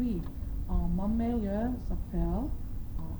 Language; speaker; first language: French; non-native, learner; Korean